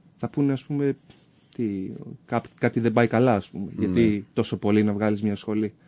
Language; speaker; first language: Greek; early bilingual, other home language; Persian